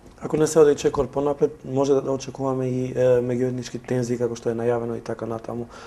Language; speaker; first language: Macedonian; non-native, local second language; Albanian